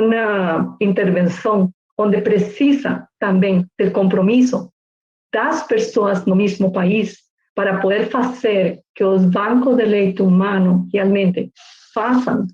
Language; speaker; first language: Portuguese; non-native, learner; Spanish